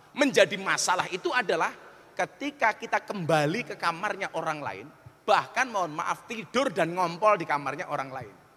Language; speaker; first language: Indonesian; non-native, local second language; Javanese